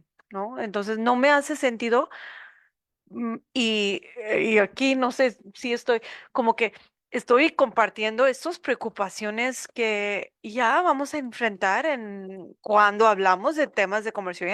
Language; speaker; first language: Spanish; non-native, learner; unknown